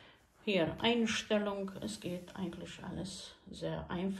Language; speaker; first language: German; non-native, learner; Croatian